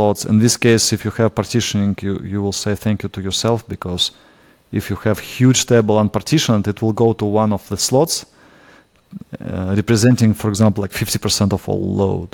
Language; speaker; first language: English; non-native, fluent; Russian